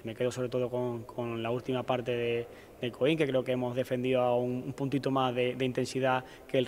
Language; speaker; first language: Spanish; native; Spanish